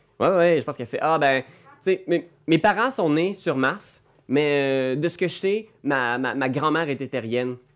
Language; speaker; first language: French; native; French